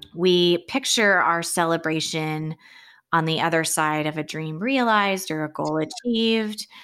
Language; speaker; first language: English; native; English